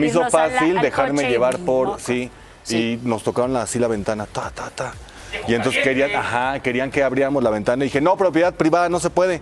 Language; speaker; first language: Spanish; native; Spanish